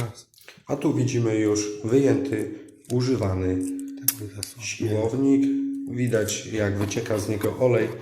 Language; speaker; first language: Polish; native; Polish